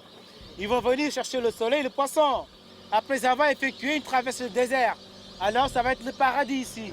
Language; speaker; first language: French; non-native, local second language; Wolof